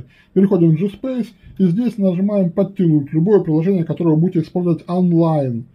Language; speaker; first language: Russian; native; Russian